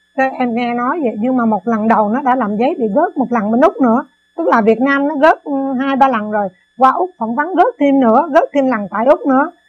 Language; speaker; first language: Vietnamese; native; Vietnamese